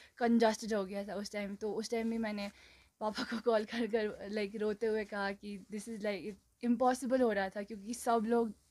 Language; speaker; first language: Hindi; non-native, local second language; Nepali